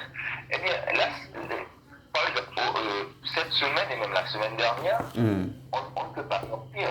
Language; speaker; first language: French; non-native, local second language; Haitian Creole